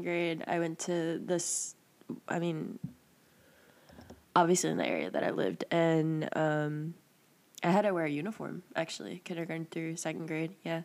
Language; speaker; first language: English; native; English